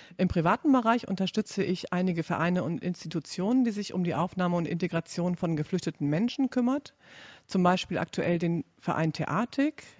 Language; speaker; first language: German; native; German